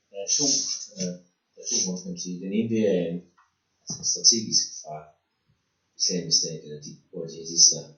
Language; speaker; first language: Danish; native; Danish